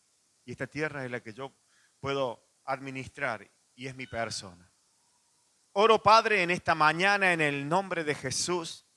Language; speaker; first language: Spanish; native; Spanish